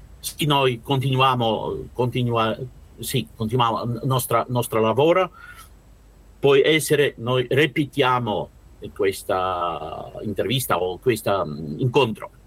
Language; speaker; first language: Italian; non-native, learner; Russian